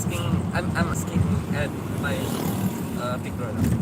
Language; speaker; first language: English; non-native, learner; Indonesian